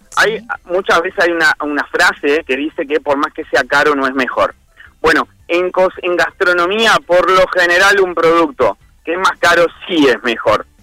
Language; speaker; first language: Spanish; native; Spanish